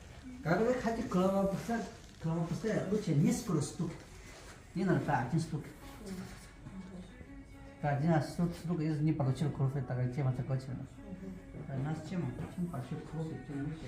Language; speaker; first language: Russian; non-native, learner; Tajik